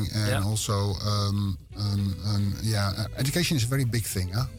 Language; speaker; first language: English; non-native, fluent; Dutch